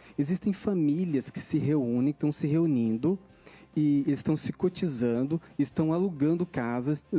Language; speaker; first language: Portuguese; native; Portuguese